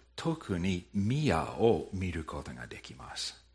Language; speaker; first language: Japanese; non-native, fluent; English